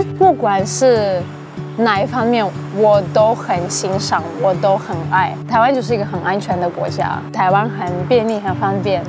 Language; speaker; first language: Chinese; non-native, fluent; Russian